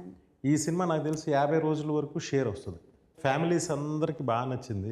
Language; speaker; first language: Telugu; native; Telugu